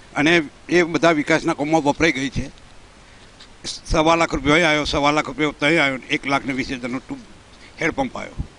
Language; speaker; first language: Gujarati; native; Gujarati